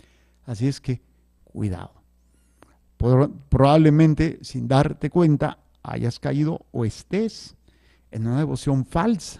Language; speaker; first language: Spanish; native; Spanish